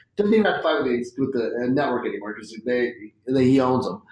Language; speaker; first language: English; native; English